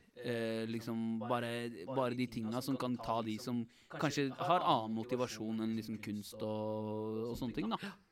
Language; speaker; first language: Norwegian; native; Norwegian